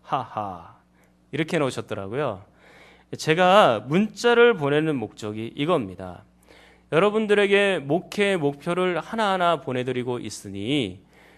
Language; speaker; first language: Korean; native; Korean